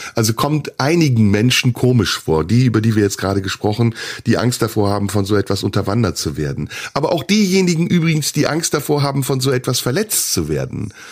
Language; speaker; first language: German; early bilingual, other home language; Turkish